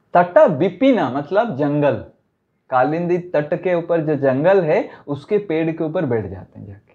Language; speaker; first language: Hindi; non-native, local second language; Odia